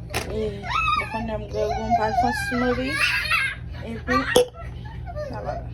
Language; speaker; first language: French; non-native, learner; Haitian Creole